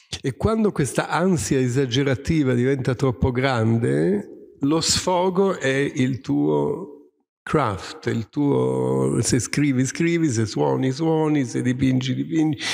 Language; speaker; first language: Italian; native; Italian